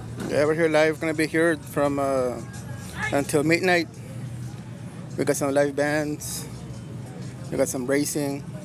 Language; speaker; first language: English; early bilingual, other home language; Spanish